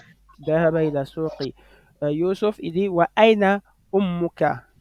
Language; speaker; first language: Arabic; non-native, fluent; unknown